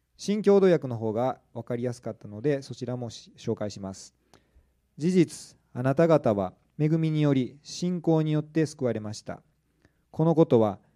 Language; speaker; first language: Japanese; native; Japanese